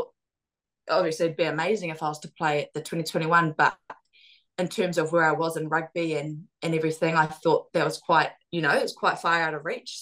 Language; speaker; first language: English; native; English